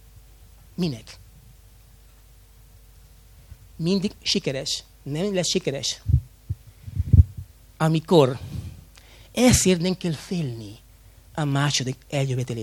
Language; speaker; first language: Hungarian; non-native, fluent; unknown